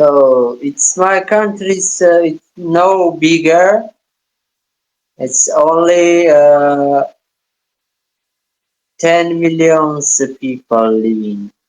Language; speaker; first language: English; non-native, learner; Tajik